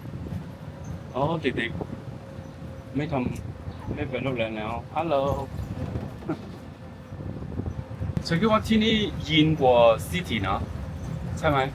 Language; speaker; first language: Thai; non-native, learner; Chinese